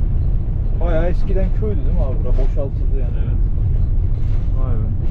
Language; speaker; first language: Turkish; native; Turkish